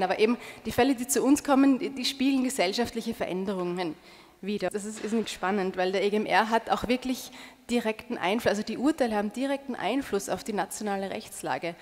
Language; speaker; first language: German; native; German